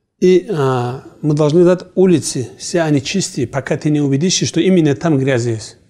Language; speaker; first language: Russian; non-native, fluent; Kumyk